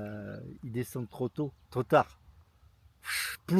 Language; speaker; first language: French; native; French